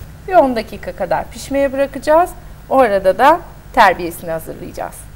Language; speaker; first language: Turkish; native; Turkish